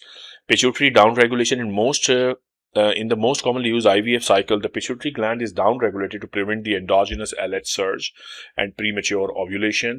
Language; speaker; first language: English; non-native, local second language; Urdu